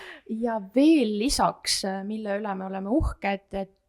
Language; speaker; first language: Estonian; non-native, local second language; Russian